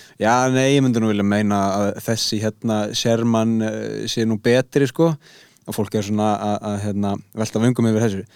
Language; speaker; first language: Icelandic; native; Icelandic